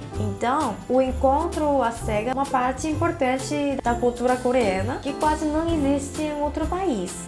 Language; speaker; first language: Portuguese; non-native, fluent; Korean